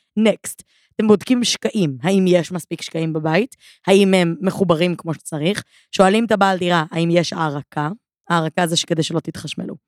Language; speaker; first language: Hebrew; native; Hebrew